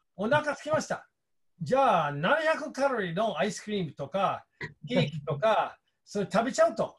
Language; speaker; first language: Japanese; non-native, fluent; English